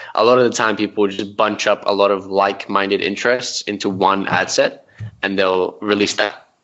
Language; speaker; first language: English; early bilingual, other home language; Arabic